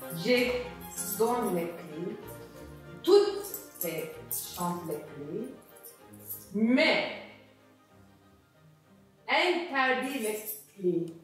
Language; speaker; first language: French; non-native, learner; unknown